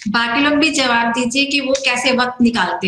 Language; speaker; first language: Hindi; native; Hindi